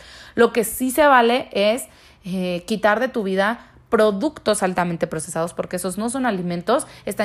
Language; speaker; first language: Spanish; native; Spanish